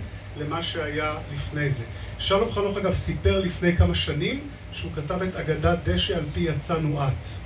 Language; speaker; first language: Hebrew; native; Hebrew